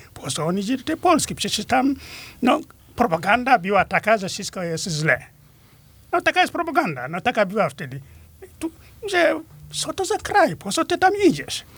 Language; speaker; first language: Polish; non-native, fluent; Fula